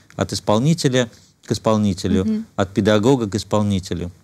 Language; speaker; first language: Russian; native; Russian